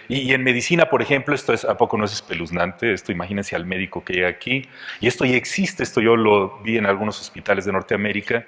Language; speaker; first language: Spanish; native; Spanish